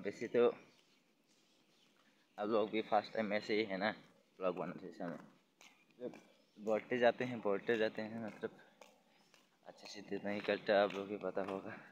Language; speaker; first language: Hindi; non-native, local second language; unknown